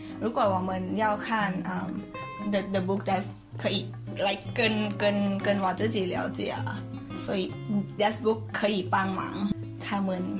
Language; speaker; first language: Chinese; non-native, learner; Thai